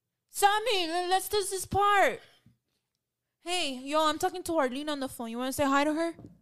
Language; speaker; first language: English; early bilingual, other home language; Spanish